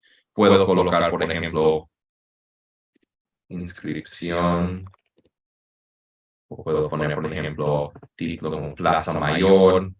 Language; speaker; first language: Spanish; non-native, fluent; English